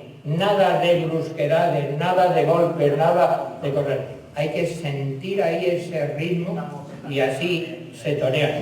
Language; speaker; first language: Spanish; native; Spanish